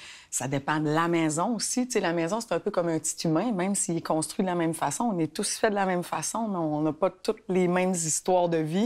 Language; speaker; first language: French; native; French